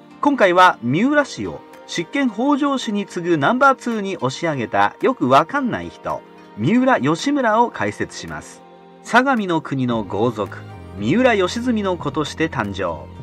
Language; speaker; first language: Japanese; native; Japanese